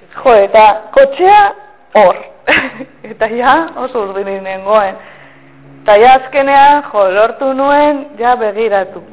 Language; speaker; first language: Basque; non-native, local second language; Spanish